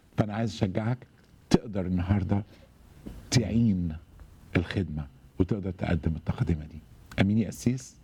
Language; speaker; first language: Arabic; native; Arabic